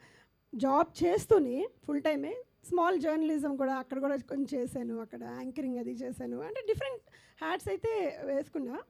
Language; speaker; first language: Telugu; native; Telugu